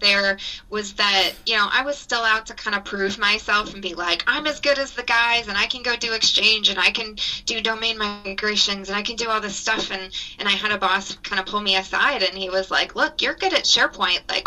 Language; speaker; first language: English; native; English